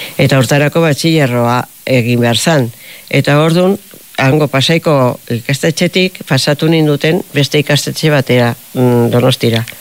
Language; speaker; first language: Basque; native; Basque